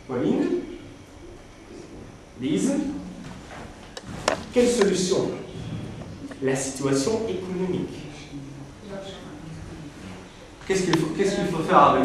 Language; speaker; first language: French; non-native, fluent; Russian